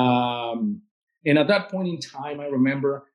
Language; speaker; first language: English; non-native, fluent; Spanish